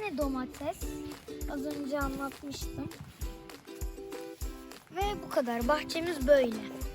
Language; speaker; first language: Turkish; early bilingual, heritage; Turkish